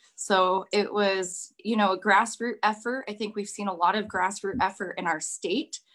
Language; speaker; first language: English; native; English